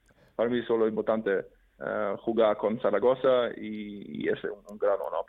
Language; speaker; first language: Spanish; non-native, learner; German